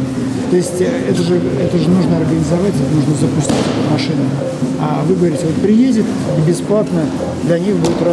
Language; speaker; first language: Russian; native; Russian